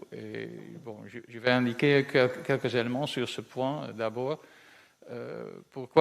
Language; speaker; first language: French; non-native, fluent; Dutch